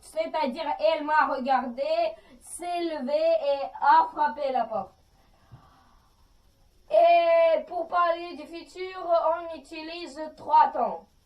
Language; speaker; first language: French; non-native, fluent; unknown